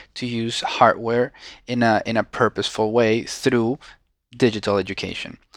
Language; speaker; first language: English; non-native, fluent; Spanish